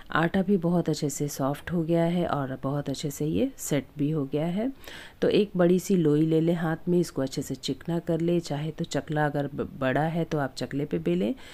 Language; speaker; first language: Hindi; native; Hindi